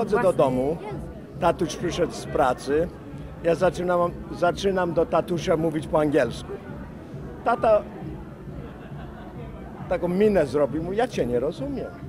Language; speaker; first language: Polish; early bilingual, heritage; Polish